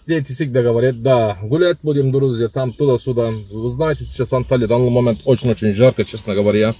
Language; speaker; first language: Russian; non-native, learner; Turkish